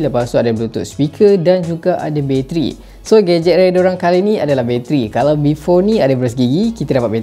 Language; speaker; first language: Malay; native; Malay